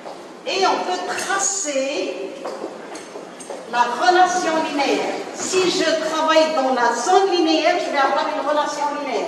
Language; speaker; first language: French; non-native, local second language; Arabic